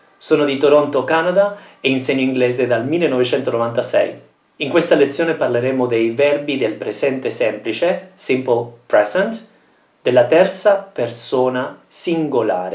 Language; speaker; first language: Italian; non-native, fluent; English